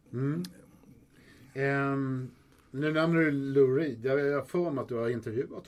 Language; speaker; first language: Swedish; native; Swedish